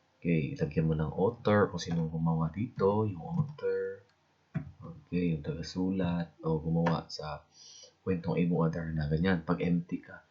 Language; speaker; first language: Filipino; non-native, local second language; Cebuano